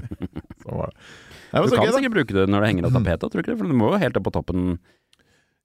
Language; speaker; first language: Norwegian; native; Norwegian